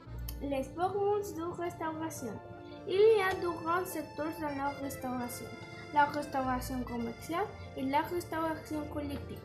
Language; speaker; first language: French; non-native, learner; Spanish